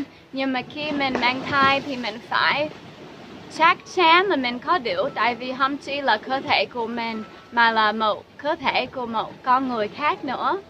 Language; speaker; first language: Vietnamese; non-native, fluent; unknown